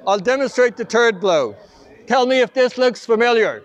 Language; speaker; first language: English; native; English